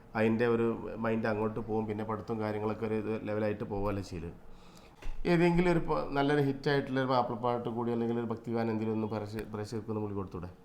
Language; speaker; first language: Malayalam; native; Malayalam